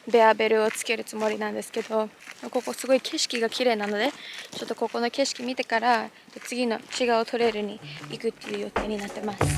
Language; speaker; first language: Japanese; early bilingual, other home language; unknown